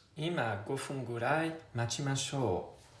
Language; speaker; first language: Japanese; non-native, learner; Italian